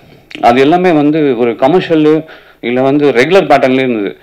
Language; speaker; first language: Tamil; native; Tamil